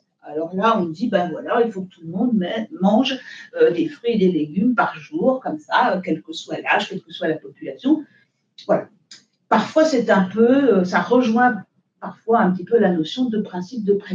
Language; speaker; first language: French; native; French